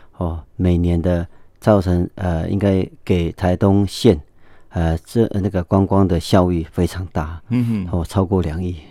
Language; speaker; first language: Chinese; non-native, local second language; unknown